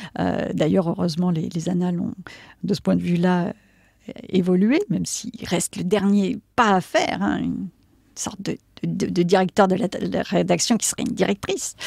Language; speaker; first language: French; native; French